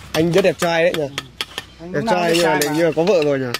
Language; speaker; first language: Vietnamese; native; Vietnamese